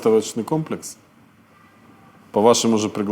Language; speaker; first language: Russian; native; Russian